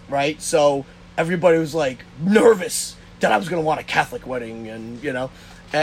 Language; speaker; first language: English; native; English